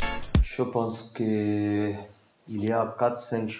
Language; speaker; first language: French; non-native, learner; Spanish